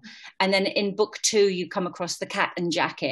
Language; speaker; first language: English; native; English